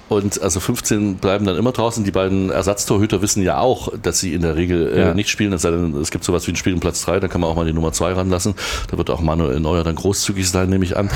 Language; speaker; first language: German; native; German